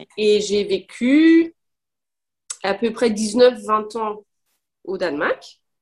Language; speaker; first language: French; non-native, fluent; English